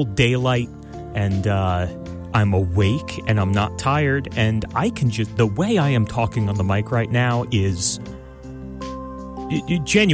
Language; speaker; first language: English; native; English